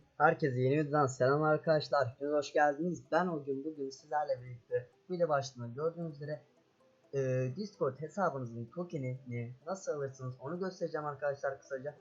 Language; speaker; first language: Turkish; native; Turkish